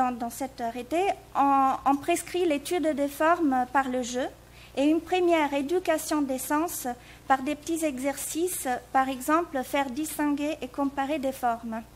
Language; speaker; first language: French; native; French